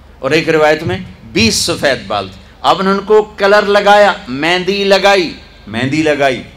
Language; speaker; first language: Urdu; non-native, local second language; Punjabi